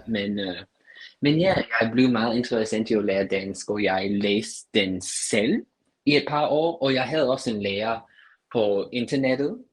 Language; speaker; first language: Danish; non-native, fluent; English